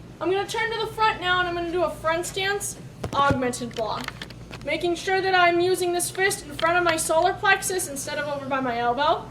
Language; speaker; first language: English; native; English